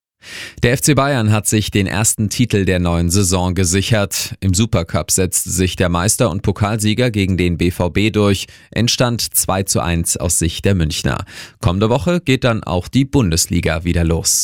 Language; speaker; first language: German; native; German